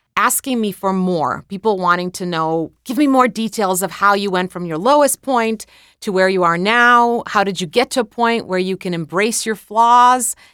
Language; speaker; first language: English; non-native, fluent; Croatian